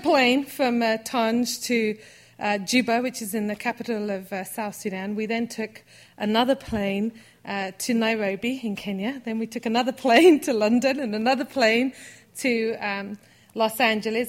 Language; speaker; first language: English; native; English